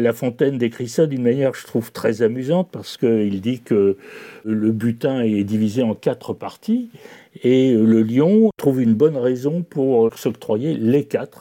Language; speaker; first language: French; native; French